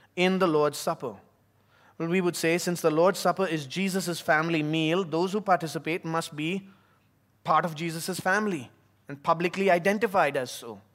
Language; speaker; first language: English; non-native, local second language; Tamil